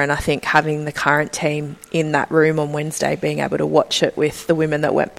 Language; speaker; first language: English; native; English